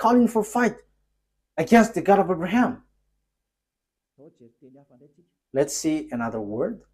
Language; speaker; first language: English; non-native, fluent; Malagasy